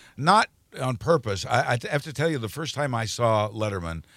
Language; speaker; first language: English; native; English